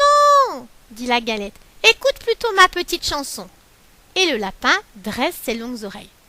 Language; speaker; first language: French; native; French